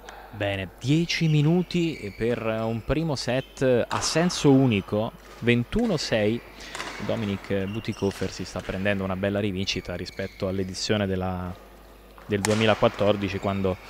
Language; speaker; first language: Italian; native; Italian